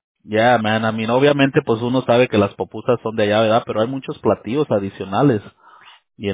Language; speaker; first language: Spanish; early bilingual, heritage; Spanish